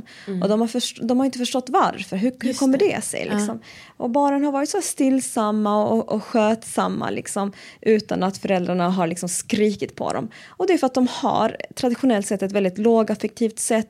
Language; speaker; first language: Swedish; native; Swedish